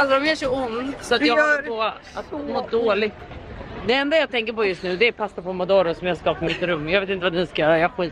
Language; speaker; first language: Swedish; native; Swedish